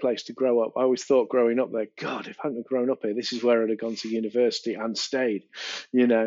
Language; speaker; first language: English; native; English